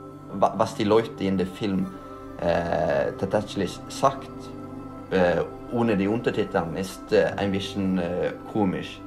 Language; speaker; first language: German; non-native, learner; Norwegian